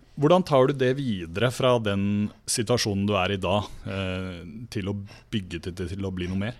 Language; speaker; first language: Norwegian; native; Norwegian